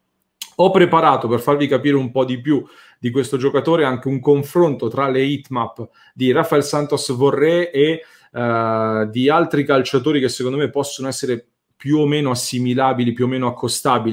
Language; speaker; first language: Italian; native; Italian